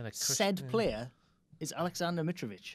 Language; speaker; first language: English; native; English